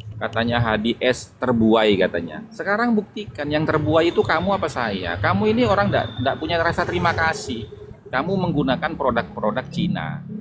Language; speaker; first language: Indonesian; non-native, local second language; Madurese